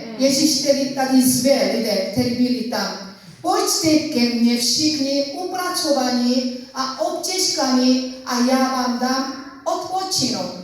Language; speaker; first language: Czech; non-native, learner; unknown